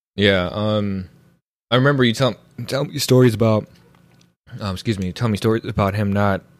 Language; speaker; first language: English; early bilingual, other home language; Filipino